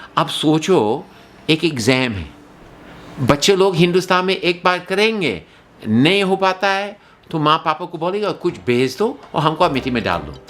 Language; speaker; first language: Hindi; non-native, fluent; English